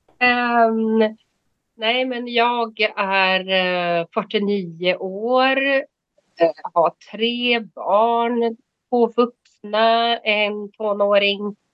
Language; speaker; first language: Swedish; non-native, fluent; Portuguese